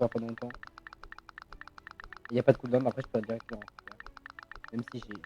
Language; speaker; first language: French; native; French